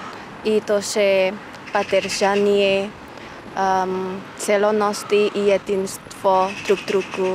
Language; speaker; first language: Ukrainian; non-native, learner; Indonesian